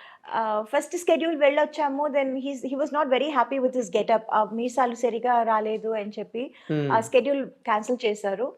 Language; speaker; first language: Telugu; non-native, local second language; Tamil